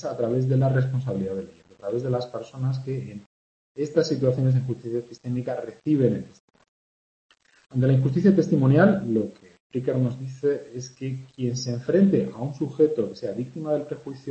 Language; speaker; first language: Spanish; native; Spanish